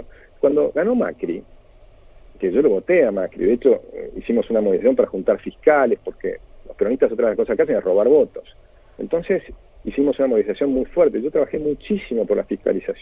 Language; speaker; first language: Spanish; native; Spanish